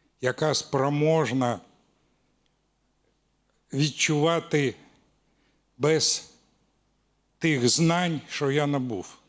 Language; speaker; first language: Ukrainian; non-native, local second language; Russian